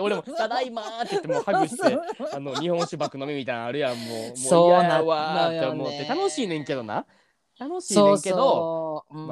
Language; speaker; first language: Japanese; native; Japanese